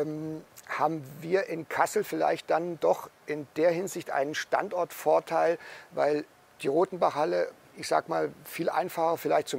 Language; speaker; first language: German; native; German